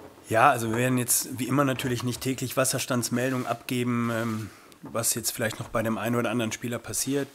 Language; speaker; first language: German; native; German